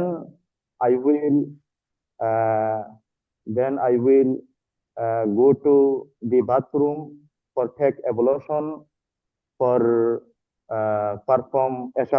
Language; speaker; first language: English; non-native, learner; Bangla